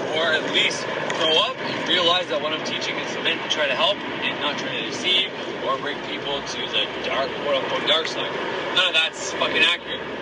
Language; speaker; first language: English; native; English